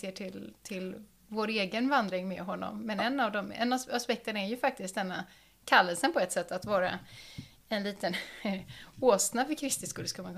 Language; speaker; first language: Swedish; native; Swedish